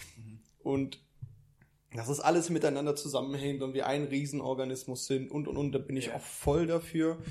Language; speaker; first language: German; early bilingual, other home language; Italian